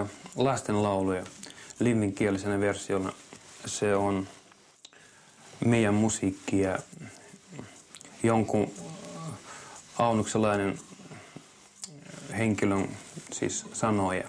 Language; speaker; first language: Finnish; non-native, fluent; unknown